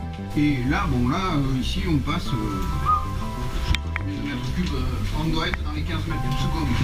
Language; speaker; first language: French; native; French